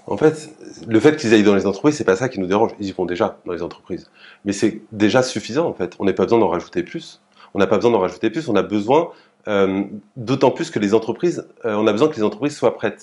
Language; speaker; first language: French; native; French